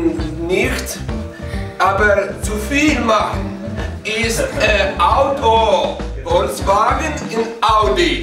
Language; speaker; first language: German; non-native, learner; Lithuanian